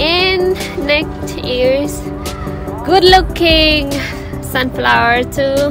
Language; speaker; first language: English; non-native, learner; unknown